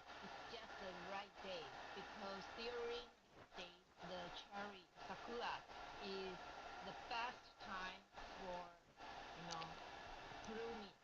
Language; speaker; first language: English; non-native, learner; Chinese